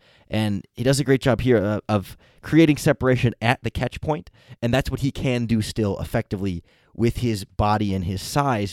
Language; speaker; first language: English; native; English